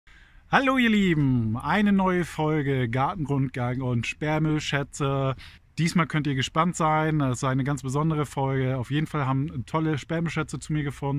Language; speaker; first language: German; native; German